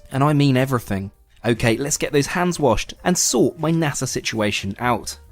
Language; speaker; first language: English; native; English